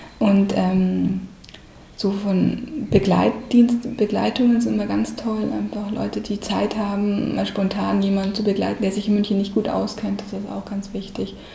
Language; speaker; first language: German; native; German